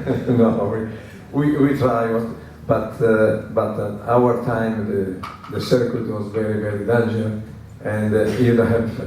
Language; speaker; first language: English; non-native, learner; Italian